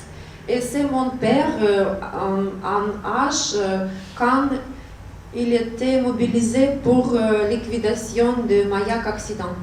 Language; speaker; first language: French; non-native, learner; Russian